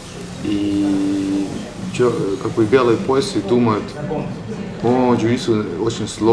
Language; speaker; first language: Russian; non-native, learner; Estonian